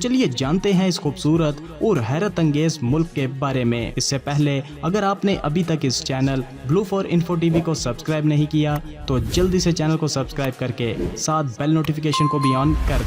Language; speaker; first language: Urdu; native; Urdu